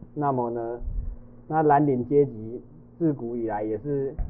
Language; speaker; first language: Chinese; non-native, local second language; Min Nan Chinese